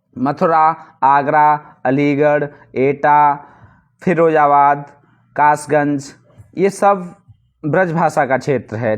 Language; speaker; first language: Hindi; native; Hindi